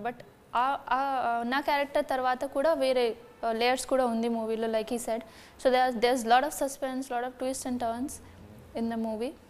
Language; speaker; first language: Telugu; non-native, fluent; Hindi